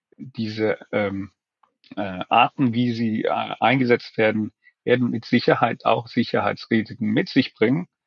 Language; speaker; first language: German; non-native, fluent; Finnish